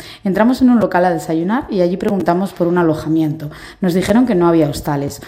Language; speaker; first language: Spanish; native; Spanish